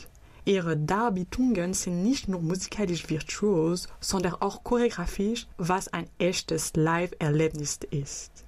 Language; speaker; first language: German; native; German